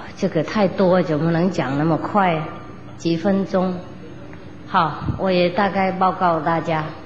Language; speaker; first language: Chinese; non-native, fluent; Vietnamese